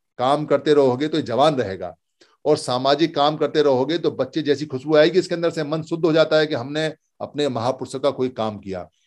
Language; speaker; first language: Hindi; native; Hindi